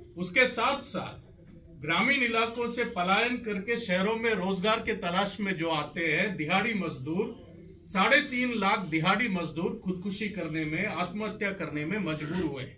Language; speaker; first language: Hindi; non-native, local second language; Malayalam